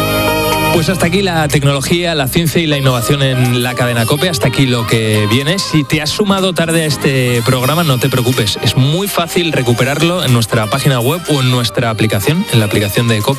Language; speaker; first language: Spanish; native; Spanish